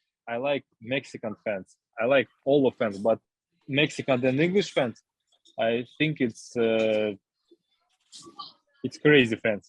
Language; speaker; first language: English; non-native, learner; Russian